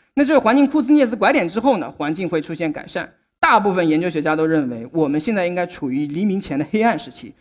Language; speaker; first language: Chinese; native; Chinese